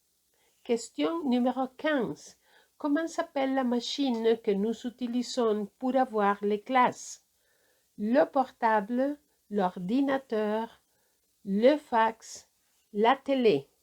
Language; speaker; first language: French; non-native, fluent; Spanish